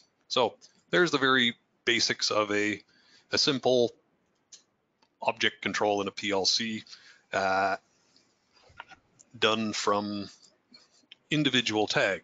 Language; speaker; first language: English; native; English